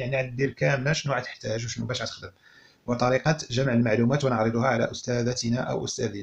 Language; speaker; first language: Arabic; native; Arabic